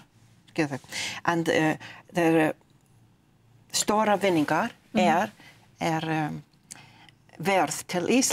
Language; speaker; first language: Icelandic; non-native, learner; English